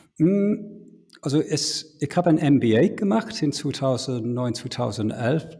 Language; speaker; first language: German; non-native, fluent; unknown